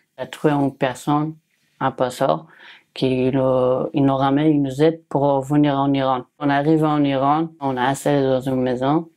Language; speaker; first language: French; non-native, learner; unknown